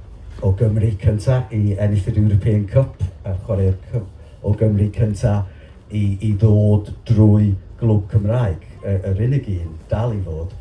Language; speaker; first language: Welsh; native; Welsh